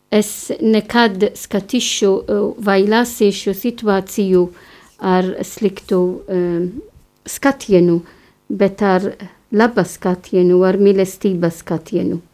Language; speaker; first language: Latvian; non-native, fluent; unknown